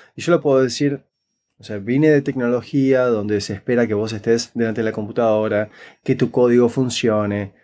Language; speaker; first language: Spanish; native; Spanish